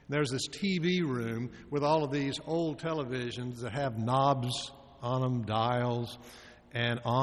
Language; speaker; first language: English; native; English